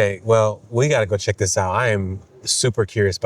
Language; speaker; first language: English; native; English